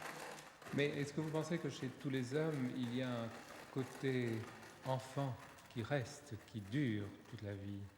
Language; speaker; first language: French; native; French